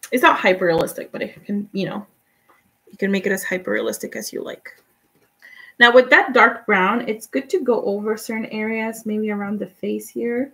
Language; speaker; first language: English; non-native, fluent; Spanish